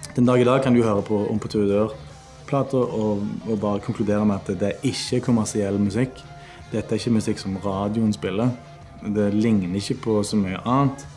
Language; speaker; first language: Norwegian; native; Norwegian